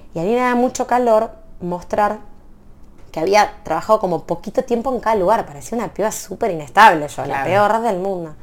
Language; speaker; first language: Spanish; native; Spanish